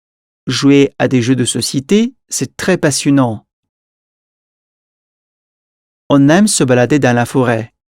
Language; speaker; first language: French; non-native, fluent; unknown